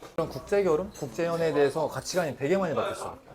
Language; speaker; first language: Korean; native; Korean